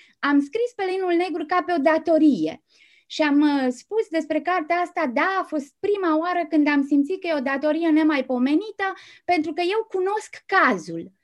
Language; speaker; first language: Romanian; native; Romanian